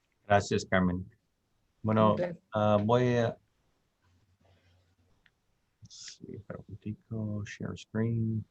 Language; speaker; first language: Spanish; non-native, fluent; English